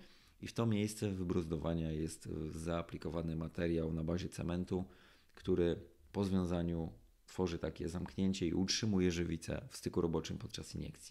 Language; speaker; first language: Polish; native; Polish